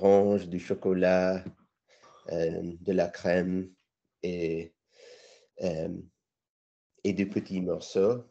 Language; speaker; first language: French; non-native, learner; English